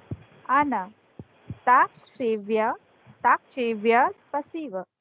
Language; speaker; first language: Russian; non-native, learner; Hindi